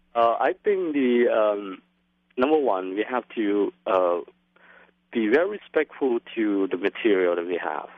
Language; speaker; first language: English; non-native, fluent; Lao